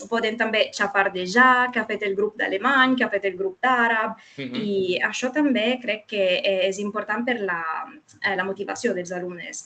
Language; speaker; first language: Catalan; non-native, fluent; Italian